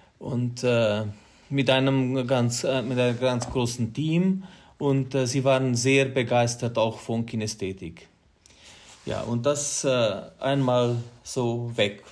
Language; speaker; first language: German; non-native, fluent; Hungarian